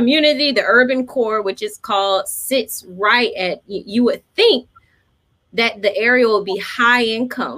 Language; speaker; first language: English; native; English